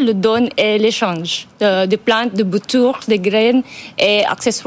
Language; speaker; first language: French; non-native, fluent; Filipino